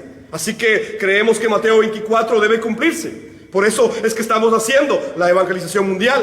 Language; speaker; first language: Spanish; native; Spanish